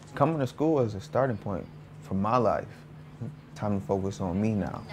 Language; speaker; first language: English; native; English